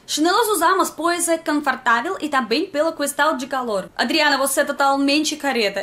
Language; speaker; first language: Portuguese; non-native, learner; Russian